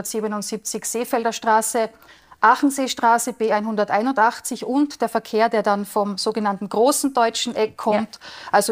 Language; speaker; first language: German; native; German